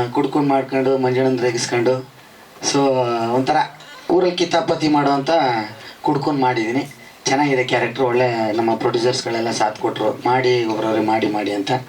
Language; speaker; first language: Kannada; native; Kannada